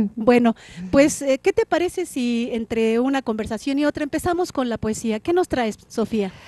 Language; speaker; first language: Spanish; native; Spanish